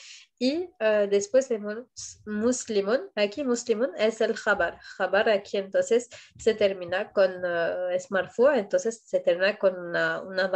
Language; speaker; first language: Spanish; non-native, fluent; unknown